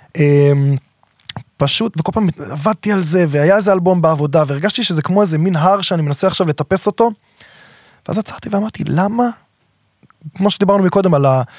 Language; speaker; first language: Hebrew; native; Hebrew